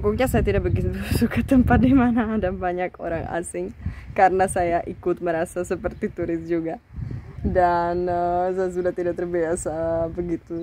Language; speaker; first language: Indonesian; non-native, fluent; Czech